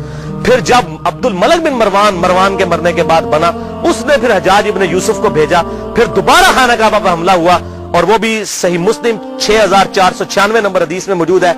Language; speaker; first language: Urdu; non-native, local second language; Punjabi